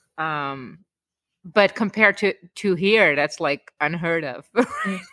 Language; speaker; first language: English; non-native, fluent; Czech